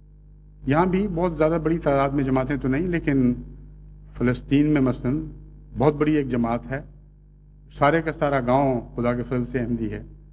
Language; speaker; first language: Urdu; native; Urdu